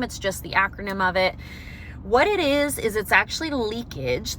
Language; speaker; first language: English; native; English